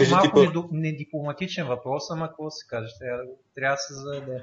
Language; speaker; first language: Bulgarian; native; Bulgarian